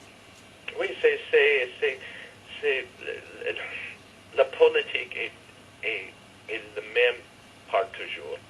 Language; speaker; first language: French; non-native, fluent; English